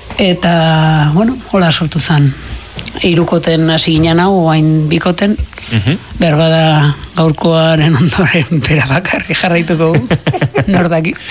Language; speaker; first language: Basque; native; Basque